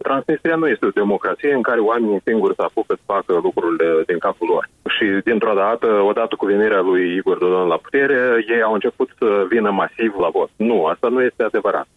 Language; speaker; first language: Romanian; native; Romanian